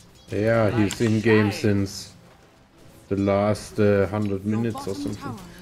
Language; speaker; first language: English; non-native, fluent; German